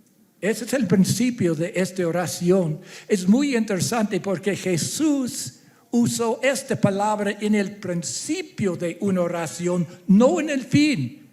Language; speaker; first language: Spanish; non-native, fluent; English